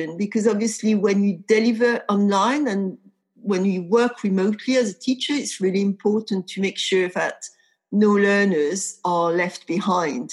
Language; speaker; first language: English; non-native, fluent; French